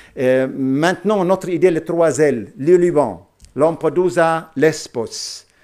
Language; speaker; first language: French; non-native, local second language; Arabic